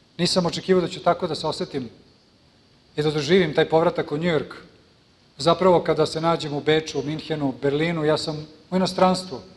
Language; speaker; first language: Serbian; early bilingual, heritage; Serbian